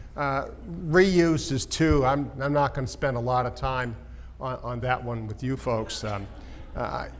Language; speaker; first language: English; native; English